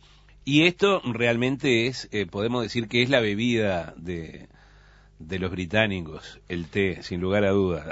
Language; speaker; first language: Spanish; native; Spanish